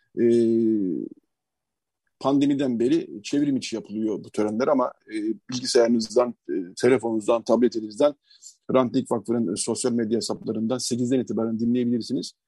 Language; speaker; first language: Turkish; native; Turkish